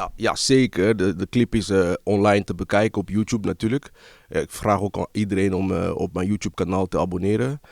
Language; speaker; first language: Dutch; early bilingual, other home language; Lingala